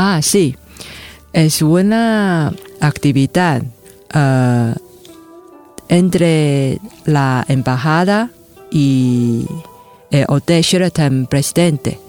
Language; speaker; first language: Spanish; non-native, fluent; Chinese